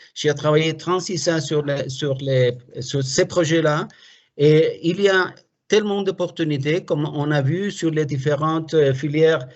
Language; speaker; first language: French; non-native, fluent; Spanish